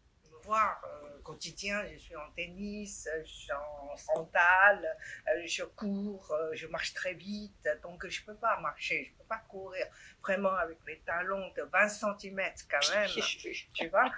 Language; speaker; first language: French; non-native, fluent; Chinese